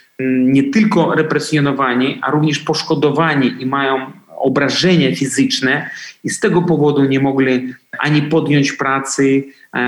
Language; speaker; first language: Polish; non-native, fluent; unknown